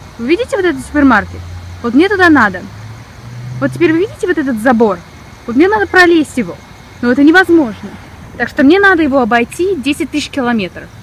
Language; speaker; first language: Russian; early bilingual, other home language; English